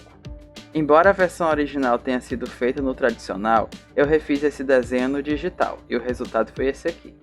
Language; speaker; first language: Portuguese; native; Portuguese